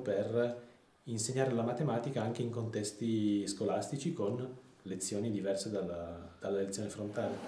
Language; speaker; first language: Italian; native; Italian